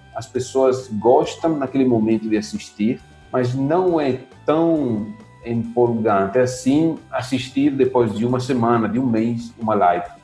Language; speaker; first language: Portuguese; non-native, fluent; Italian